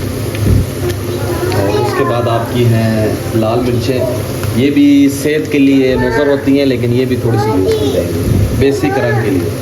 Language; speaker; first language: Urdu; native; Urdu